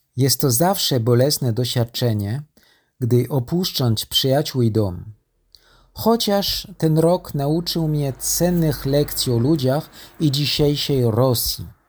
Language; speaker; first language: Polish; non-native, learner; French